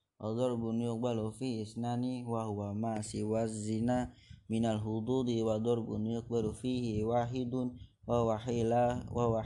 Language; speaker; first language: Arabic; non-native, learner; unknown